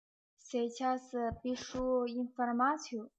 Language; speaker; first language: Russian; non-native, learner; Chinese